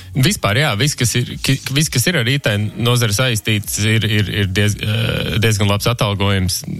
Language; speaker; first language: Latvian; early bilingual, heritage; Latvian